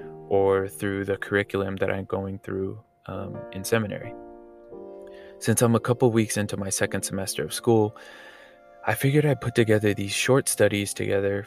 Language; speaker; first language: English; native; English